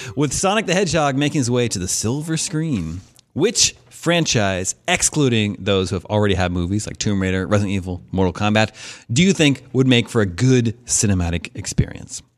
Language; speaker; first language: English; native; English